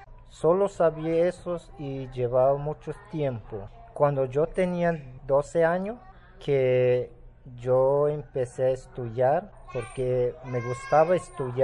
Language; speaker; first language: Spanish; non-native, local second language; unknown